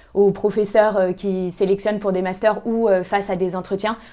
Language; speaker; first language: French; native; French